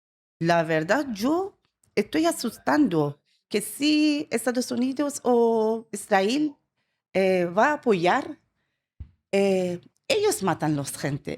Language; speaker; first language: Spanish; non-native, learner; Persian